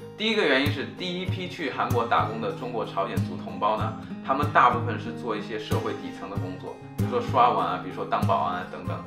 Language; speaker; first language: Chinese; native; Chinese